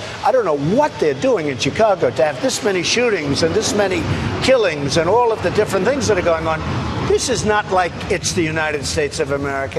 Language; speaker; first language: English; native; English